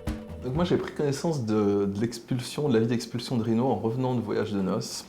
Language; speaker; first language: French; native; French